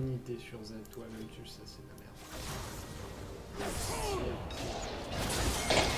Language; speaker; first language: French; native; French